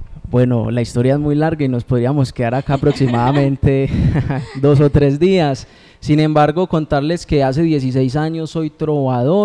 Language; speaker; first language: Spanish; native; Spanish